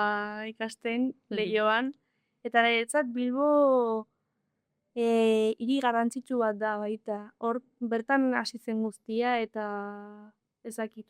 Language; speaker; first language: Basque; non-native, local second language; Spanish